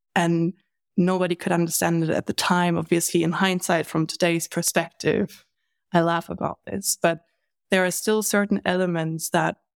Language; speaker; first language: English; non-native, fluent; German